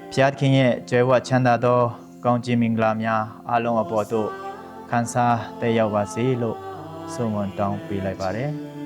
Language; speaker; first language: Burmese; non-native, local second language; Hakha Chin